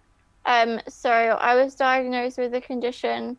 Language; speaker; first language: English; native; English